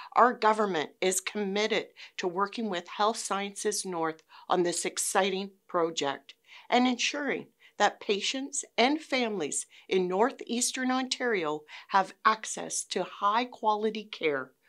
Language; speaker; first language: English; native; English